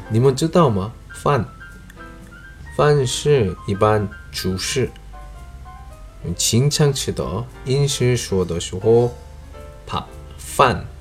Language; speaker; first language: Chinese; non-native, learner; Korean